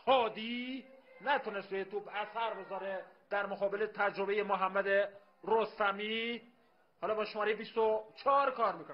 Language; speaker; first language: Persian; native; Persian